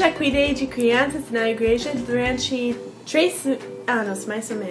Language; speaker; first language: Portuguese; non-native, fluent; English